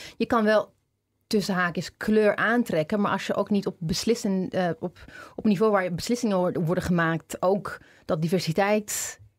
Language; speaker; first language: Dutch; non-native, learner; Amharic